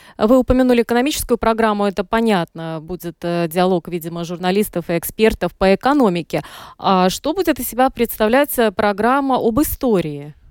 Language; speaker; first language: Russian; native; Russian